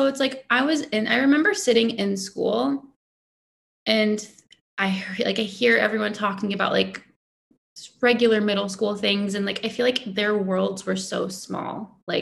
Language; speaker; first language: English; native; English